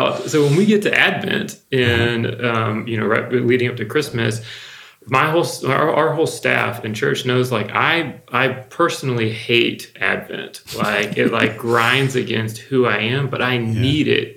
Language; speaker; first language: English; native; English